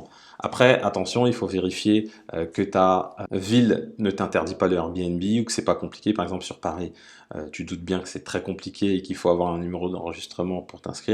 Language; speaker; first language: French; native; French